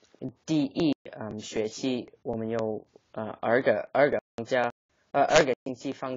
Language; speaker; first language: Chinese; non-native, learner; English